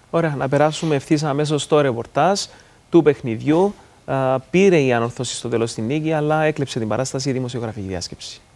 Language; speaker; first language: Greek; native; Greek